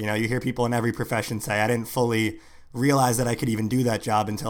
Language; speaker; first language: English; native; English